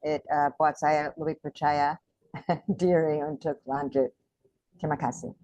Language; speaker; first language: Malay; non-native, fluent; English